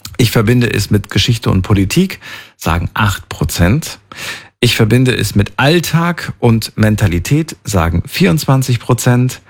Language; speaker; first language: German; native; German